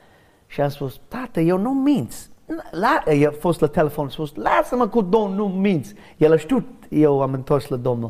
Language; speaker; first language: Romanian; non-native, learner; English